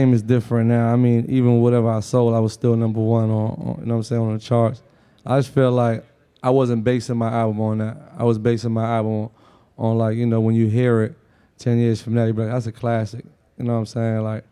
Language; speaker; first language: English; non-native, fluent; Arabic